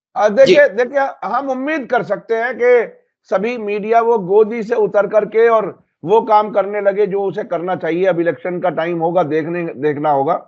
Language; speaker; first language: Hindi; native; Hindi